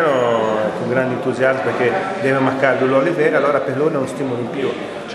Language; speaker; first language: Italian; non-native, fluent; Portuguese